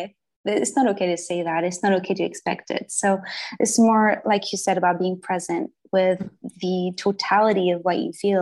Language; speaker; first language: English; non-native, fluent; French